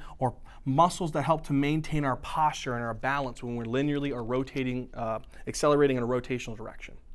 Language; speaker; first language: English; native; English